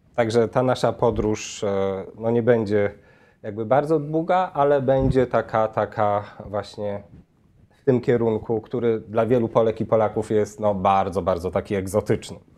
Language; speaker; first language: Polish; native; Polish